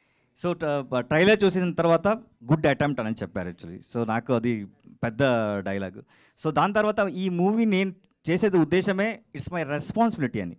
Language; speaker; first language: Telugu; non-native, learner; Kannada